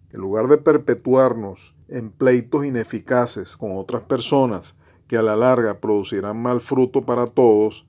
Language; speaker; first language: Spanish; native; Spanish